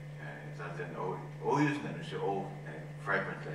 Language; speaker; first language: Turkish; non-native, learner; English